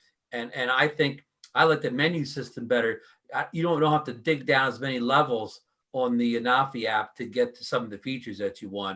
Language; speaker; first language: English; native; English